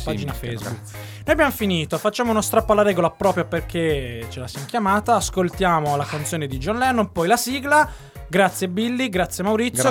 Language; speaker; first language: Italian; native; Italian